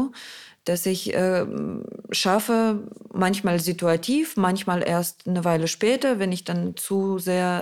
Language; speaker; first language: German; non-native, fluent; Russian